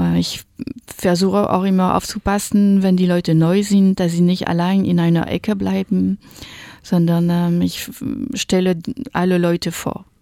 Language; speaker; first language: German; non-native, fluent; French